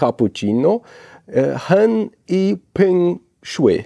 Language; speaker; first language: Chinese; non-native, learner; German